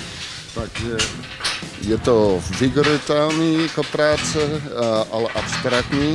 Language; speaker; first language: Czech; non-native, fluent; Dutch